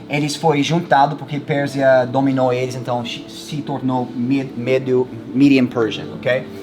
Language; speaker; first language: Portuguese; non-native, fluent; English